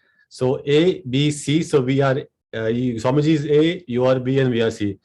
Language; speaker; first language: English; non-native, local second language; Hindi